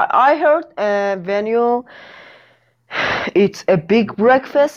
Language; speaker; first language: English; non-native, learner; Persian